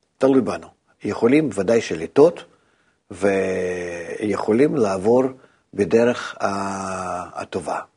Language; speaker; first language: Hebrew; non-native, fluent; Russian